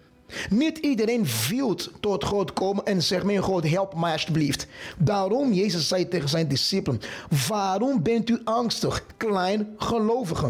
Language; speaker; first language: Dutch; non-native, fluent; Portuguese